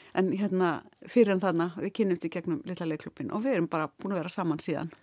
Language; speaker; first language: Icelandic; native; Icelandic